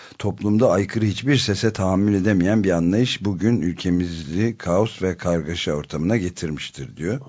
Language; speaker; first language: Turkish; native; Turkish